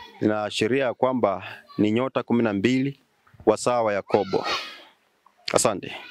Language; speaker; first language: Swahili; non-native, local second language; Luyia